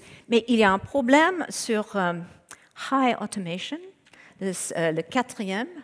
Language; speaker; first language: French; non-native, fluent; English